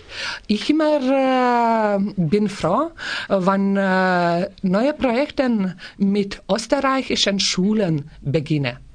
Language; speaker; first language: German; non-native, learner; Lithuanian